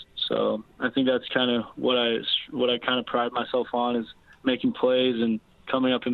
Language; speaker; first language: English; native; English